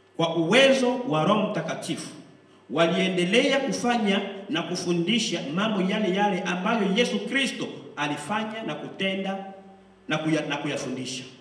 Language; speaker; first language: Swahili; non-native, local second language; Bembe